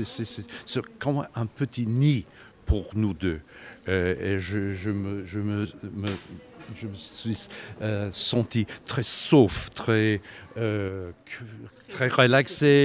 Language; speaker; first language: French; non-native, learner; English